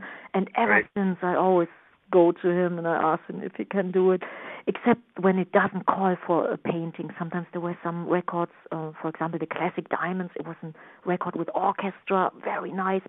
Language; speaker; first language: English; non-native, fluent; German